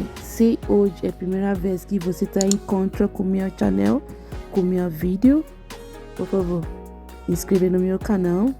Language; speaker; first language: Portuguese; non-native, learner; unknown